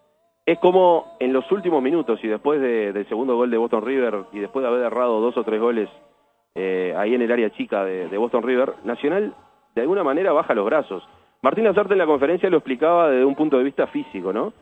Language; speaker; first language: Spanish; native; Spanish